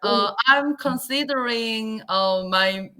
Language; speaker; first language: English; non-native, learner; Korean